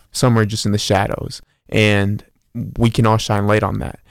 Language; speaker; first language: English; early bilingual, other home language; Spanish